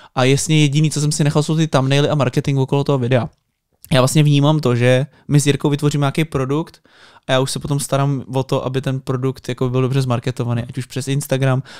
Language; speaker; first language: Czech; native; Czech